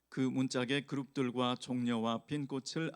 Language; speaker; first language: Korean; native; Korean